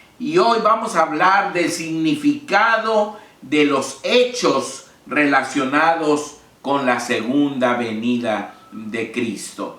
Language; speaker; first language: Spanish; native; Spanish